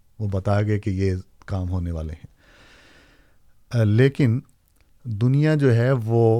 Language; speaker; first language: Urdu; native; Urdu